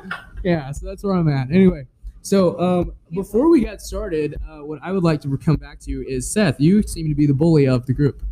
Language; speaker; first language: English; native; English